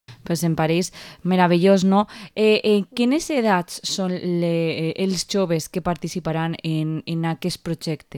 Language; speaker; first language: Catalan; native; Catalan